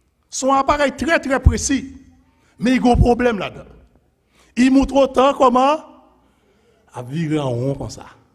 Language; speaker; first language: French; native; French